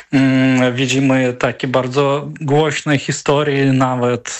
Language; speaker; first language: Polish; non-native, fluent; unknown